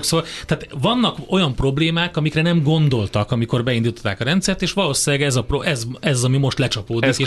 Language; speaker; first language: Hungarian; native; Hungarian